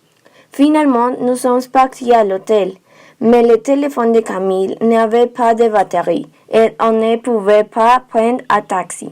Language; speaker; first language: French; non-native, learner; Spanish